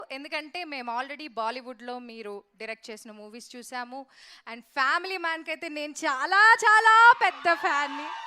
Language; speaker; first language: Telugu; native; Telugu